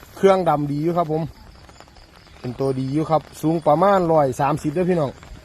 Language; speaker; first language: Thai; native; Thai